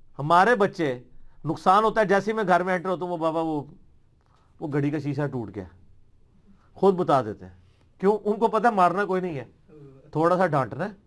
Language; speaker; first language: Urdu; non-native, local second language; Punjabi